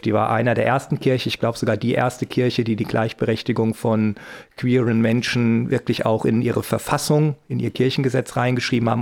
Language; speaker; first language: German; native; German